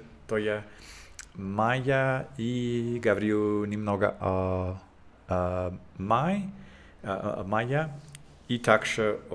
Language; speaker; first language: Russian; non-native, learner; English